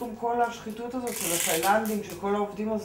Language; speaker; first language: Hebrew; native; Hebrew